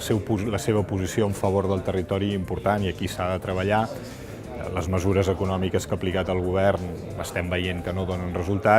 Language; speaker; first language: Catalan; native; Catalan